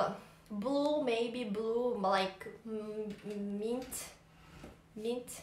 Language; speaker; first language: English; non-native, learner; Portuguese